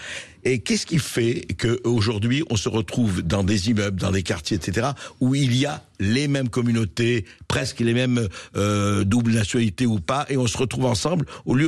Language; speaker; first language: French; native; French